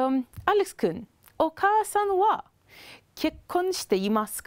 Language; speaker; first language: Japanese; non-native, fluent; Romanian